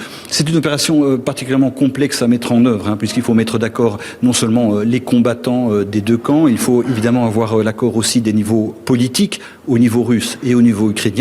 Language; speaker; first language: French; native; French